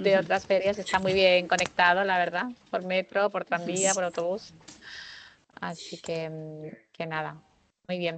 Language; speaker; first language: Spanish; native; Spanish